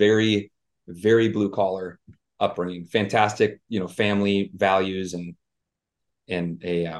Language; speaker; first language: English; native; English